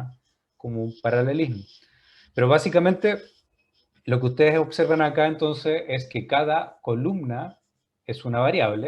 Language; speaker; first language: Spanish; native; Spanish